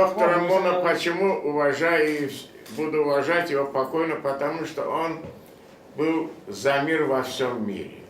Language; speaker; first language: Russian; non-native, fluent; Korean